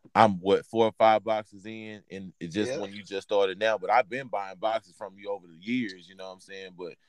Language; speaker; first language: English; native; English